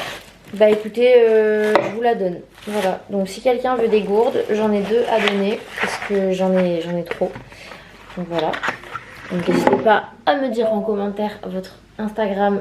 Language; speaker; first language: French; native; French